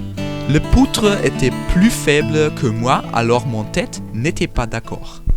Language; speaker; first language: French; non-native, learner; German